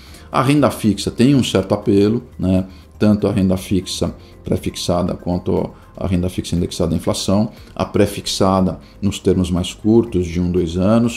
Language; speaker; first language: Portuguese; native; Portuguese